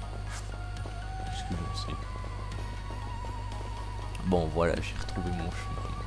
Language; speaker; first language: French; native; French